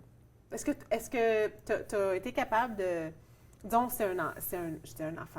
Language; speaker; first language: French; native; French